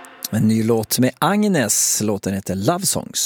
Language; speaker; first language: Swedish; native; Swedish